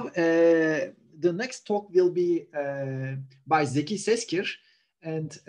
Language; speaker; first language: English; non-native, fluent; Turkish